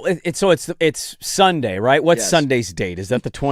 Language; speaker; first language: English; native; English